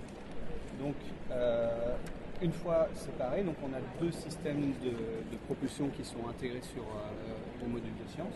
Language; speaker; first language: French; native; French